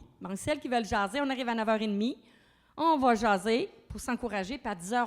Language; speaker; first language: French; native; French